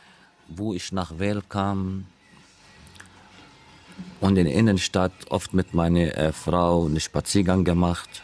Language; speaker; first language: German; non-native, fluent; Arabic